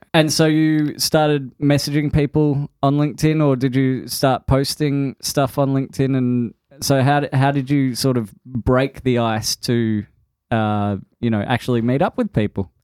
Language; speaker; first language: English; native; English